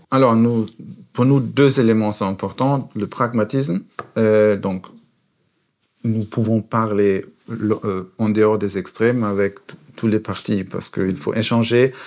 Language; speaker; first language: French; non-native, fluent; German